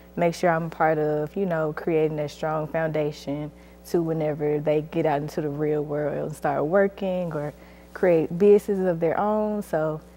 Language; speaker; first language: English; native; English